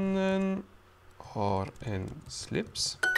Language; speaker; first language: Swedish; non-native, learner; French